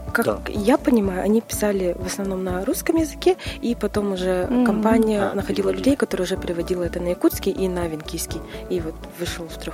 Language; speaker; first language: Russian; non-native, local second language; Yakut